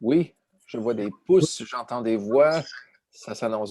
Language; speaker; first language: French; native; French